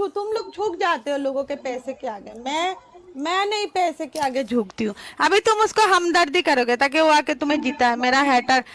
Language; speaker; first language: Hindi; non-native, local second language; Bangla